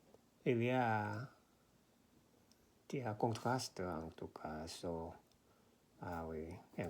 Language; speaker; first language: French; non-native, learner; Korean